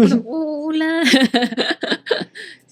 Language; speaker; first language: Spanish; non-native, learner; Korean